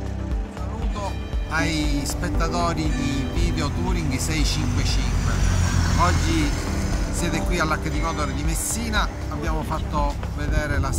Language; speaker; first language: Italian; native; Italian